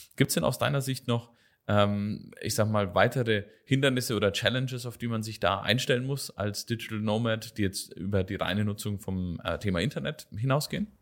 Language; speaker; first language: German; native; German